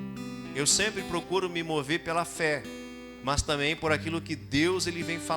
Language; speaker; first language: Portuguese; native; Portuguese